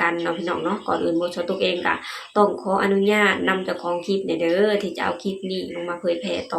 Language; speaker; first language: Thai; non-native, local second language; Lao